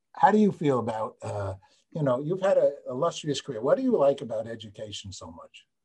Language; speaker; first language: English; native; English